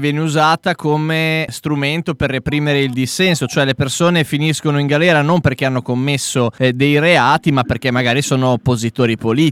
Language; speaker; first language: Italian; native; Italian